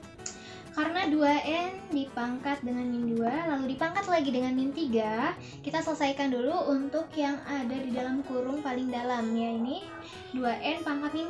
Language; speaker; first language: Indonesian; native; Indonesian